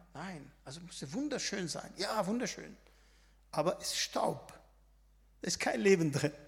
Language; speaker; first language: German; non-native, fluent; Arabic